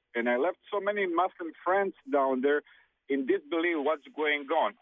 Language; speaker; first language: English; non-native, fluent; Serbian